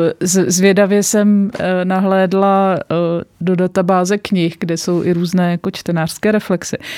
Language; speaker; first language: Czech; native; Czech